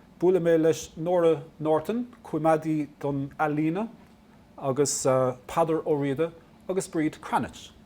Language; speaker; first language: Irish; non-native, local second language; English